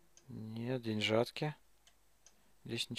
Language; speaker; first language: Russian; native; Russian